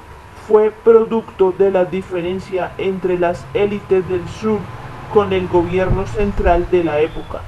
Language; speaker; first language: Spanish; native; Spanish